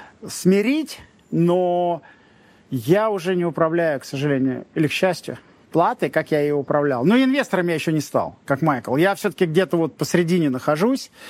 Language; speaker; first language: Russian; native; Russian